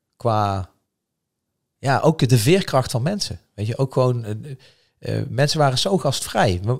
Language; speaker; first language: Dutch; native; Dutch